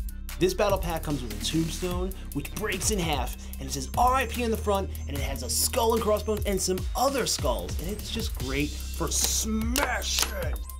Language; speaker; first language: English; native; English